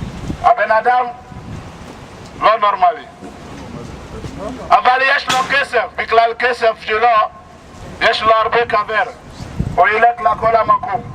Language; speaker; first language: Hebrew; non-native, learner; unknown